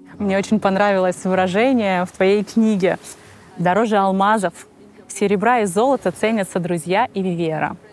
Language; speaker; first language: Russian; native; Russian